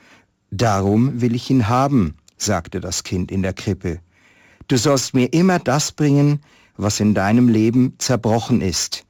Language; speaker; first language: German; native; German